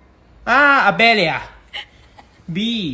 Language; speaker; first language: Portuguese; non-native, learner; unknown